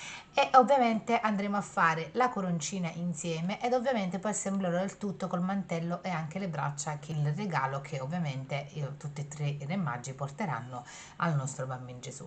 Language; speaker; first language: Italian; native; Italian